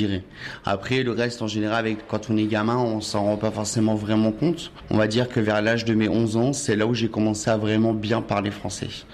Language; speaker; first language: French; early bilingual, other home language; Latvian